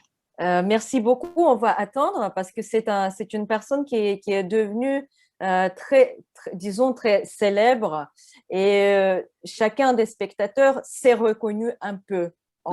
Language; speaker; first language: French; non-native, fluent; Russian